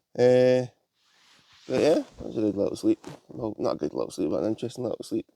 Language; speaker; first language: English; native; English